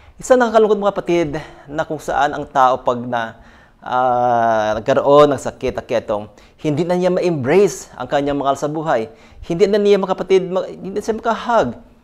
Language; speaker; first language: Filipino; native; Filipino